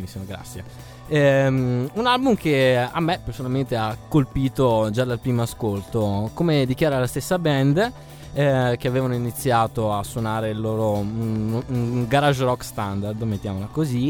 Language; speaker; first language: Italian; native; Italian